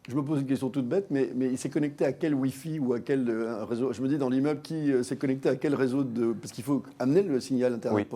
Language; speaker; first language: French; native; French